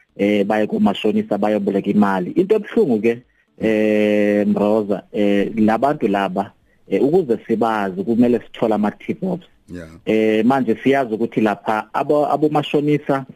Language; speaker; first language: Zulu; non-native, local second language; Xhosa